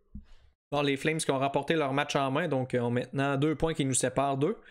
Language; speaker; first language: French; native; French